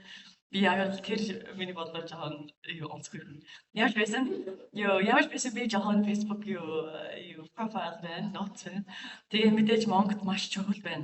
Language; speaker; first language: Mongolian; non-native, fluent; English